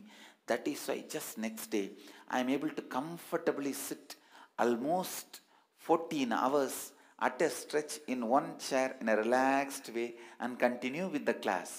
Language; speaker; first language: English; non-native, local second language; Tamil